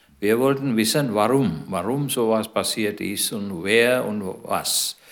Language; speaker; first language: German; non-native, learner; Sinhala